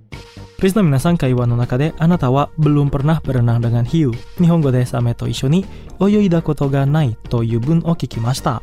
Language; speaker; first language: Japanese; non-native, fluent; Indonesian